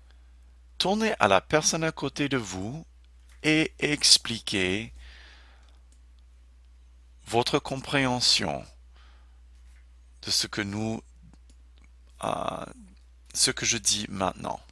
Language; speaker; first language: French; non-native, fluent; English